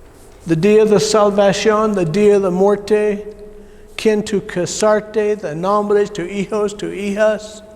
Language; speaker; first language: Spanish; non-native, learner; English